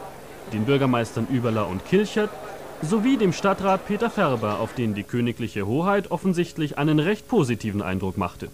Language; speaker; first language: German; native; German